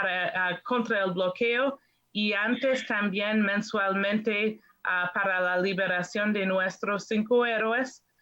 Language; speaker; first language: Spanish; non-native, fluent; English